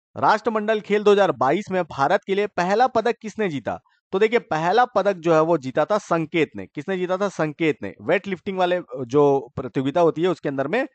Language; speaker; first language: Hindi; native; Hindi